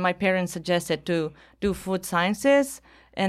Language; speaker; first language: English; non-native, fluent; Bosnian